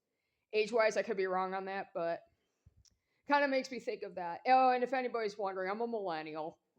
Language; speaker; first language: English; native; English